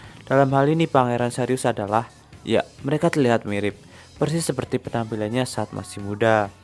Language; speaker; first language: Indonesian; native; Indonesian